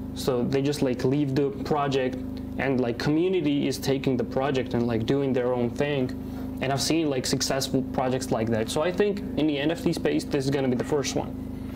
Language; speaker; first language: English; non-native, fluent; Georgian